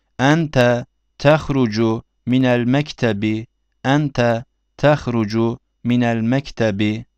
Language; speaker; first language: Arabic; non-native, fluent; Turkish